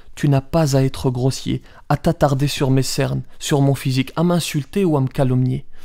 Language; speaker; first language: French; early bilingual, other home language; Riffian